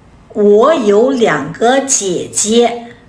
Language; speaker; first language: Chinese; non-native, fluent; Kazakh